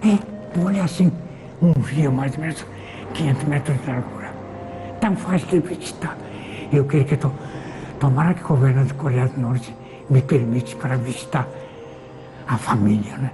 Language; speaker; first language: Portuguese; non-native, learner; Korean